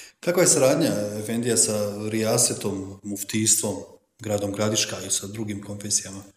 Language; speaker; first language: Croatian; native; Croatian